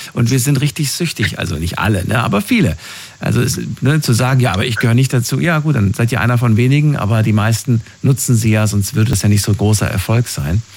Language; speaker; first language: German; native; German